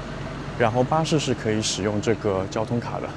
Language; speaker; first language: Chinese; native; Chinese